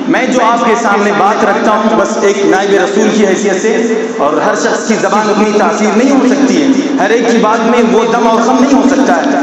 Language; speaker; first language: Urdu; non-native, local second language; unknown